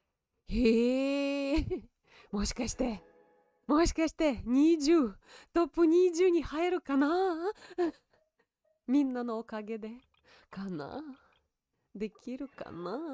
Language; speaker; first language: Japanese; non-native, learner; Russian